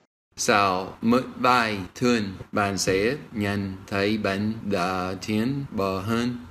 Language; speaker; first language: Vietnamese; non-native, learner; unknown